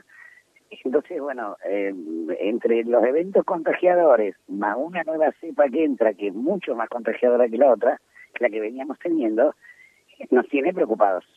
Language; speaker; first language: Spanish; native; Spanish